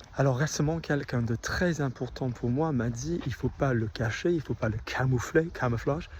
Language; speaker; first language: French; non-native, fluent; English